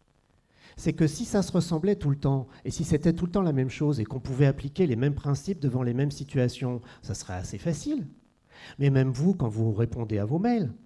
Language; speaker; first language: French; native; French